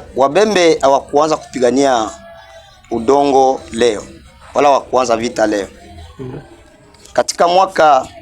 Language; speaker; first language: Swahili; non-native, local second language; Bembe